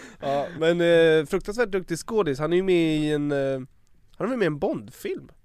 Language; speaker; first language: Swedish; native; Swedish